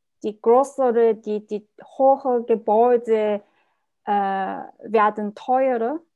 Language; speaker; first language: German; non-native, learner; Korean